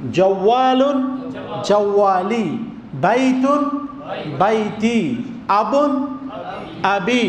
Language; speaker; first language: Arabic; non-native, fluent; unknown